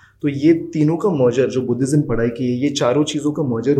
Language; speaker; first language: English; non-native, local second language; Hindi